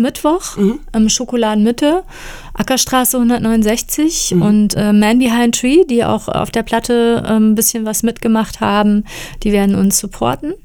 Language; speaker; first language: German; native; German